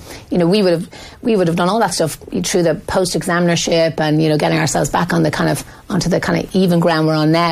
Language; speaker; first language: English; native; English